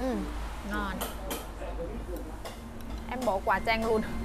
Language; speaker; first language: Vietnamese; non-native, fluent; Thai